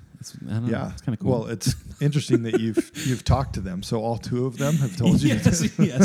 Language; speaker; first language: English; native; English